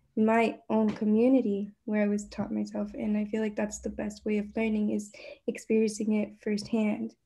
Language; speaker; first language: English; native; English